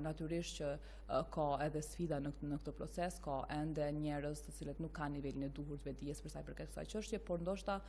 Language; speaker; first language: Albanian; native; Albanian